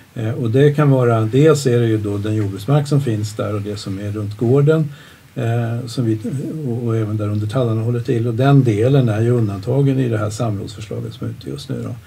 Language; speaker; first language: Swedish; native; Swedish